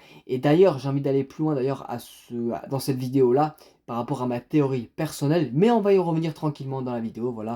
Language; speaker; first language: French; native; French